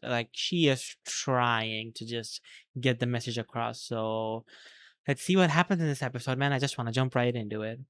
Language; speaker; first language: English; native; English